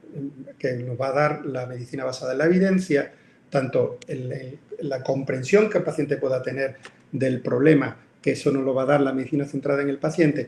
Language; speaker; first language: Spanish; native; Spanish